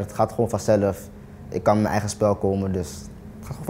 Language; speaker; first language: Dutch; native; Dutch